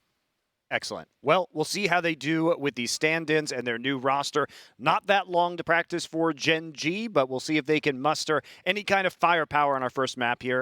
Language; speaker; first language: English; native; English